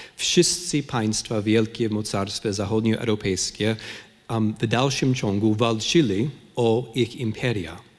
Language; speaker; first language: Polish; non-native, fluent; English